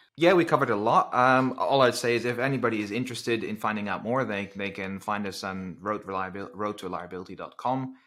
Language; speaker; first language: English; non-native, fluent; Dutch